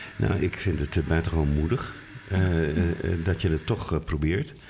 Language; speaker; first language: Dutch; native; Dutch